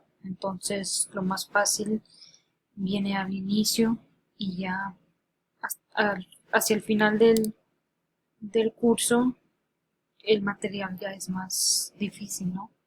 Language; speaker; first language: Spanish; early bilingual, heritage; Spanish